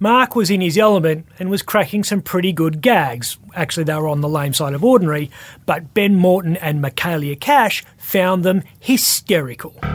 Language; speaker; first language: English; native; English